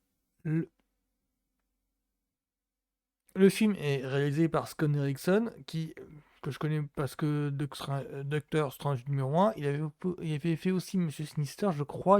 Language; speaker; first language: French; native; French